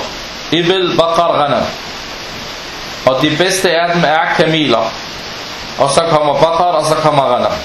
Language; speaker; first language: Danish; non-native, fluent; Arabic